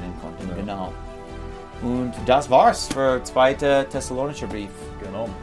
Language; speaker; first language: German; non-native, learner; English